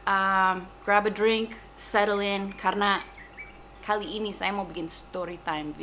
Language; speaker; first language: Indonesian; non-native, fluent; English